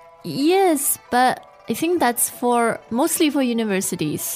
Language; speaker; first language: English; non-native, fluent; Chinese